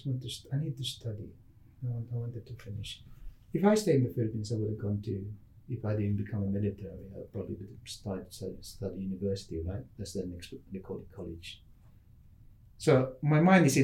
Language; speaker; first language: English; non-native, local second language; Filipino